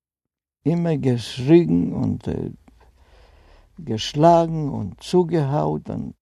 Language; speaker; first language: German; non-native, fluent; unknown